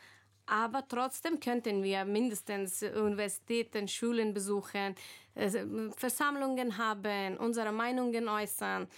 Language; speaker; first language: German; non-native, learner; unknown